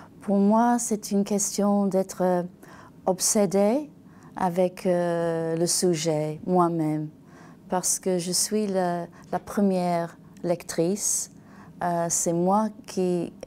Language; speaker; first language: French; non-native, learner; English